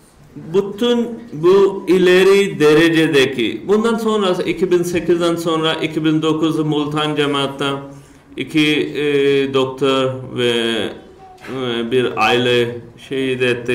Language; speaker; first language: Turkish; non-native, learner; Urdu